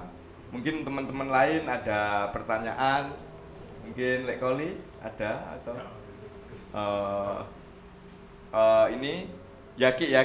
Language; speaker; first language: Indonesian; non-native, local second language; Javanese